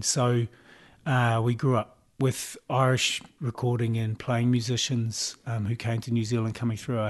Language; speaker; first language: English; native; English